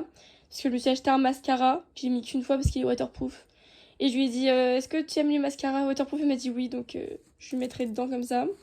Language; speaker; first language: French; native; French